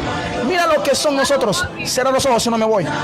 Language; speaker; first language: Spanish; non-native, learner; Haitian Creole